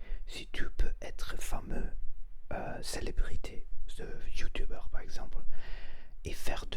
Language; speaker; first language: French; non-native, learner; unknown